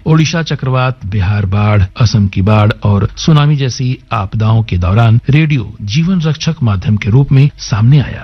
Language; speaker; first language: Hindi; native; Hindi